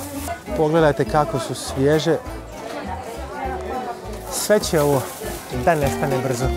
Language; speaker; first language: Croatian; native; Croatian